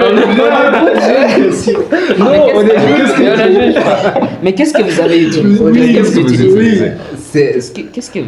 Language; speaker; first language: French; non-native, fluent; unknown